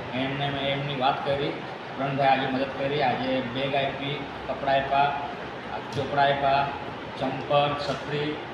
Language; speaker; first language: Gujarati; native; Gujarati